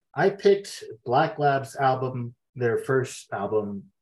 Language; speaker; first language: English; native; English